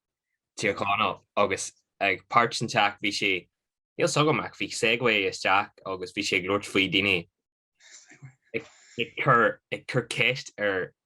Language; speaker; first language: Irish; non-native, local second language; English